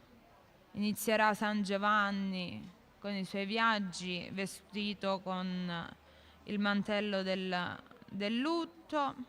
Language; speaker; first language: Italian; native; Italian